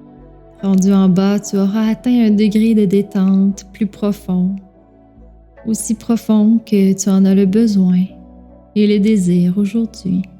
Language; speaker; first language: French; native; French